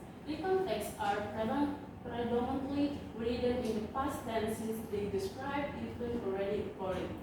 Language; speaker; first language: English; non-native, learner; Indonesian